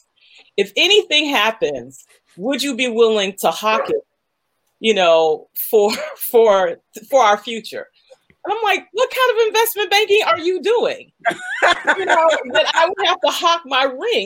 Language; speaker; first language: English; native; English